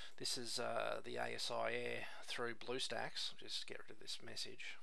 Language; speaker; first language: English; native; English